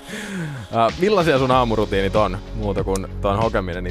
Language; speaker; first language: Finnish; native; Finnish